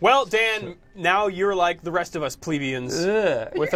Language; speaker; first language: English; native; English